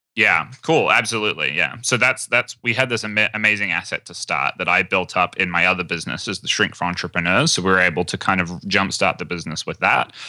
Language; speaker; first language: English; native; English